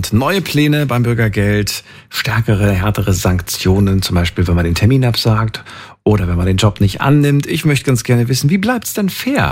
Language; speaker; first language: German; native; German